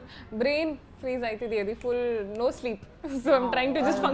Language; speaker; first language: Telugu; non-native, learner; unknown